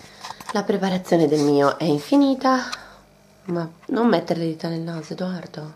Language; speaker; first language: Italian; native; Italian